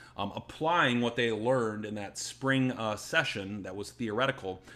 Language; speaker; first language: English; native; English